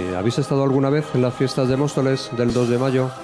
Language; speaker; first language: Spanish; native; Spanish